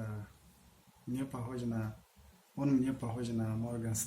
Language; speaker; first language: Russian; non-native, learner; Portuguese